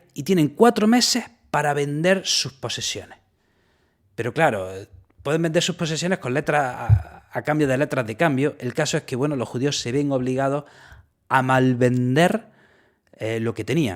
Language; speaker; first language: Spanish; native; Spanish